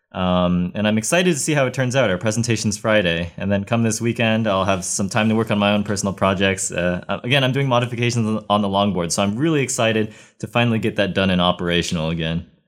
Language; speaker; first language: English; native; English